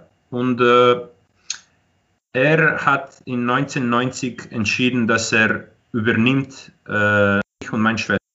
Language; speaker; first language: German; non-native, fluent; Croatian